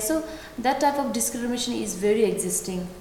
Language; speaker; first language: English; non-native, fluent; Nepali